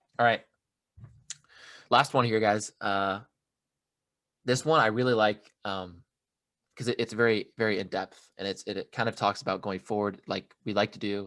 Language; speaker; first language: English; native; English